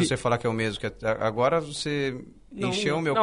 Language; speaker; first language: Portuguese; native; Portuguese